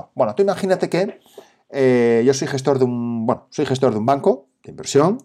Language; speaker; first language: Spanish; native; Spanish